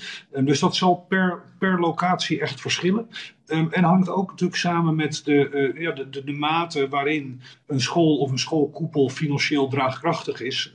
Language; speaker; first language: Dutch; native; Dutch